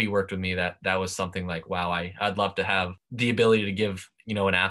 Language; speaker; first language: English; native; English